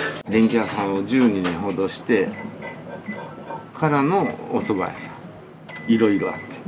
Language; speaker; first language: Japanese; native; Japanese